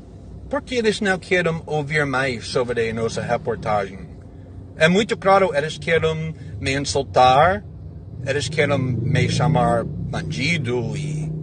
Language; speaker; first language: Portuguese; non-native, fluent; English